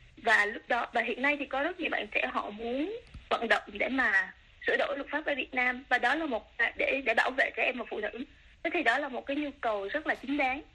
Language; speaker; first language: Vietnamese; early bilingual, other home language; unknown